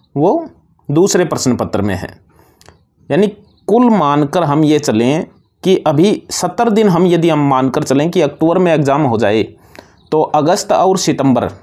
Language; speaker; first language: Hindi; native; Hindi